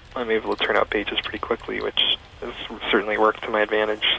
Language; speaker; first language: English; native; English